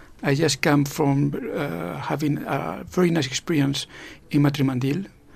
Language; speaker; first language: English; non-native, fluent; Spanish